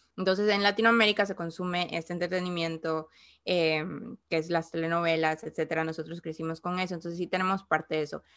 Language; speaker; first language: Spanish; native; Spanish